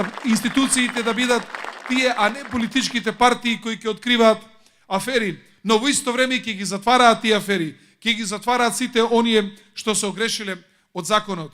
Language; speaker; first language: Macedonian; native; Macedonian